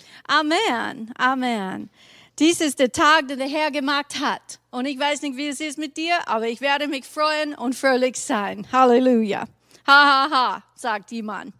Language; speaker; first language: German; non-native, fluent; English